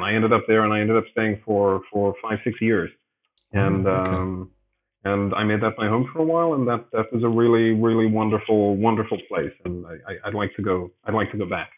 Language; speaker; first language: English; native; English